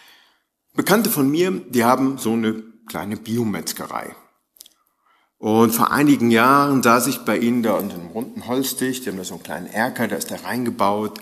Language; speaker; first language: German; native; German